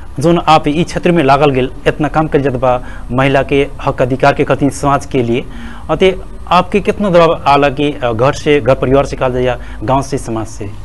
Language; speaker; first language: Bhojpuri; native; Bhojpuri